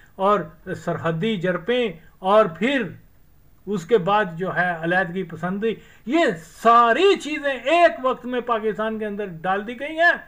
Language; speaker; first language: Urdu; non-native, local second language; Punjabi